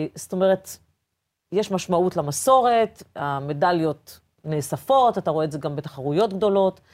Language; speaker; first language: Hebrew; early bilingual, other home language; Portuguese